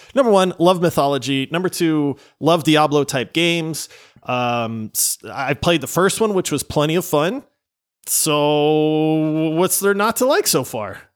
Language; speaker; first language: English; native; English